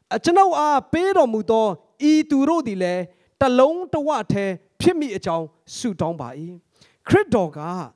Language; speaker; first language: Burmese; non-native, local second language; Hakha Chin